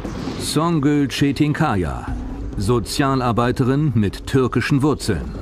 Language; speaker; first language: German; native; German